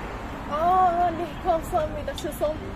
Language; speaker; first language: Korean; non-native, learner; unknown